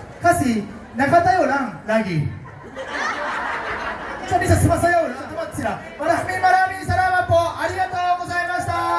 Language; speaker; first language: Filipino; non-native, fluent; Japanese